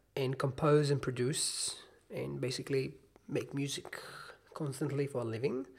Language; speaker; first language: English; non-native, fluent; Hebrew